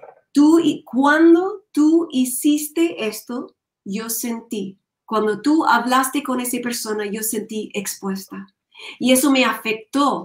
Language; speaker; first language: Spanish; non-native, learner; English